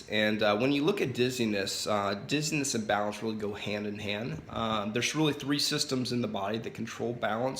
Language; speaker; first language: English; native; English